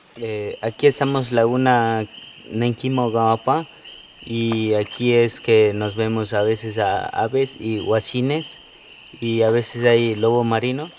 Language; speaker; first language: Spanish; non-native, local second language; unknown